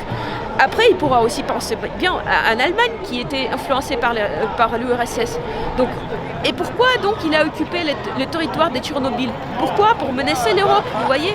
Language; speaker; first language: French; non-native, fluent; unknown